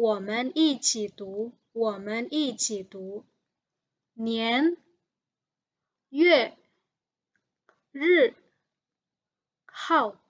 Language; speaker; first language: Chinese; non-native, fluent; Indonesian